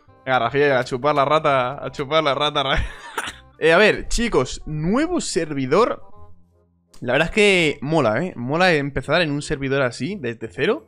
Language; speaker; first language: Spanish; native; Spanish